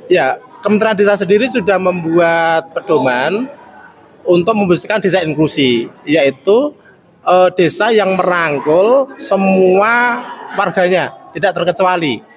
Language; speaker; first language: Indonesian; native; Indonesian